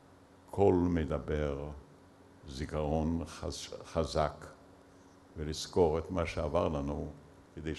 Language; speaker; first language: Hebrew; early bilingual, other home language; Yiddish